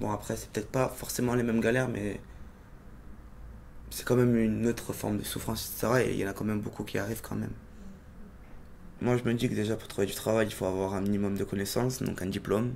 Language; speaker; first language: French; native; French